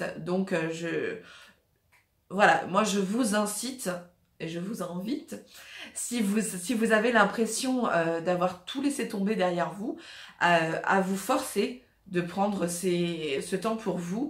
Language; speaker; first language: French; native; French